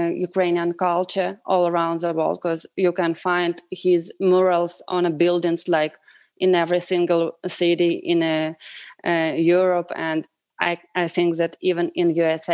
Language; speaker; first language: English; non-native, fluent; Ukrainian